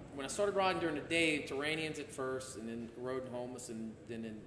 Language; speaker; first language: English; native; English